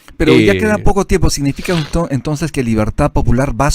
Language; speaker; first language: Spanish; native; Spanish